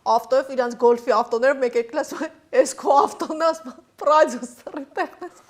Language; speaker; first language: Armenian; native; Armenian